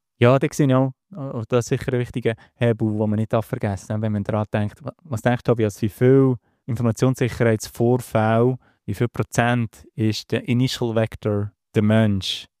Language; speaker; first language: German; native; German